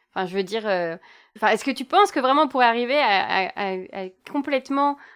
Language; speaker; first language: French; native; French